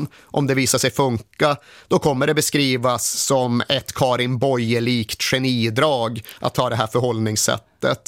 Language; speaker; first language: Swedish; native; Swedish